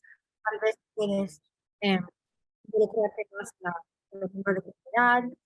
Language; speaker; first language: Spanish; non-native, fluent; English